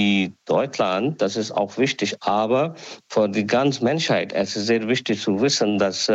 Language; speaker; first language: German; non-native, learner; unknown